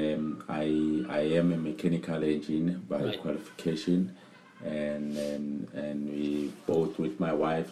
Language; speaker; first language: English; non-native, local second language; Zulu